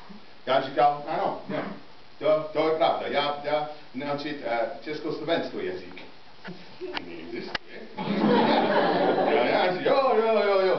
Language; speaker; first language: Czech; non-native, learner; English